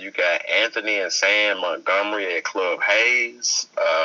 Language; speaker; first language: English; native; English